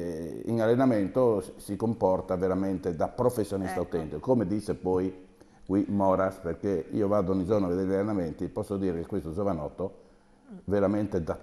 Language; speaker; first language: Italian; native; Italian